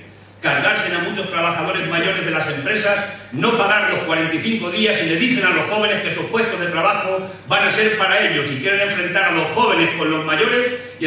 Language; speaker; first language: Spanish; native; Spanish